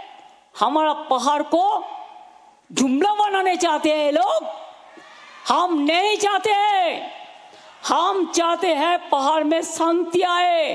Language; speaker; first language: Hindi; non-native, local second language; Bangla